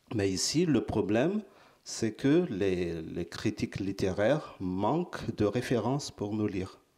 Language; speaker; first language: French; non-native, local second language; Malagasy